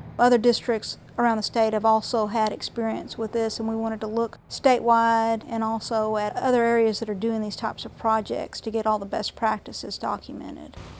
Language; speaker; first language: English; native; English